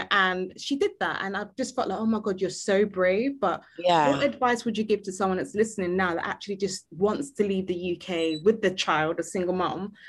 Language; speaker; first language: English; native; English